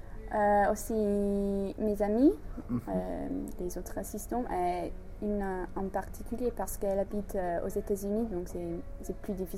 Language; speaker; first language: French; non-native, learner; English